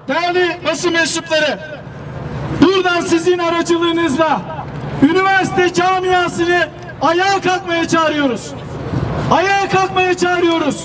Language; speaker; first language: Turkish; native; Turkish